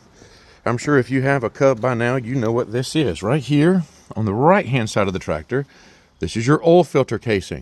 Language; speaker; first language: English; native; English